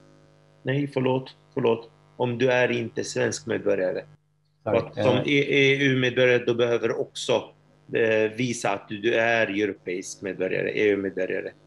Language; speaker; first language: Swedish; non-native, fluent; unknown